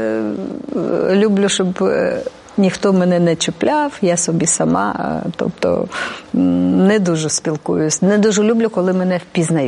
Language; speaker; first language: Ukrainian; non-native, local second language; Romanian